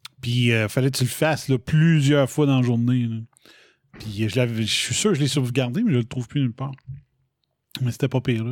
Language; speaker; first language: French; native; French